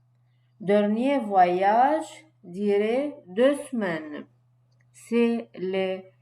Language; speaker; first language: French; non-native, fluent; Arabic